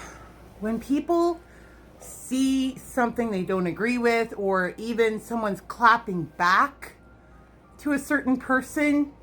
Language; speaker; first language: English; native; English